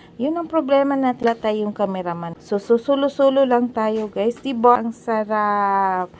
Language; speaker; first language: Filipino; non-native, local second language; Cebuano